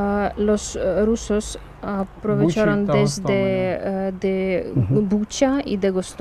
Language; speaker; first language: Spanish; non-native, learner; Ukrainian